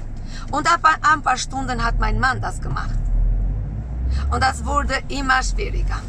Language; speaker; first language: German; non-native, learner; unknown